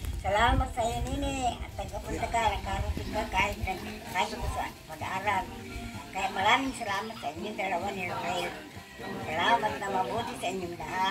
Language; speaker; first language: Filipino; non-native, local second language; Cebuano